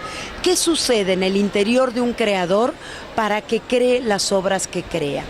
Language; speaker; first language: Spanish; native; Spanish